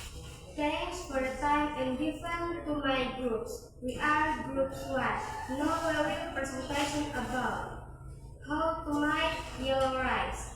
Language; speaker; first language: English; non-native, learner; Indonesian